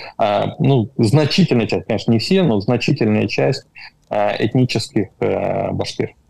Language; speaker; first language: Russian; native; Russian